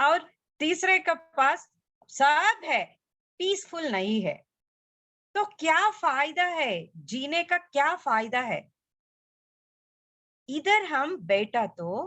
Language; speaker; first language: Hindi; non-native, local second language; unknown